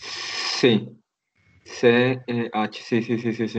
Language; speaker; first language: Spanish; native; Spanish